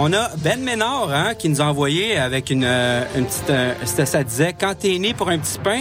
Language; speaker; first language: French; native; French